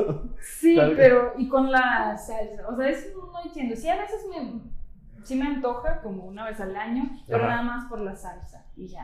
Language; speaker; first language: Spanish; non-native, fluent; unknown